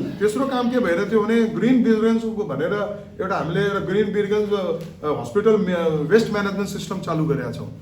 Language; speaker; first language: Nepali; non-native, local second language; Marwari